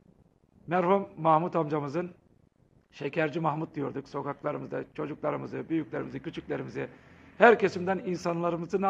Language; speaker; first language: Turkish; native; Turkish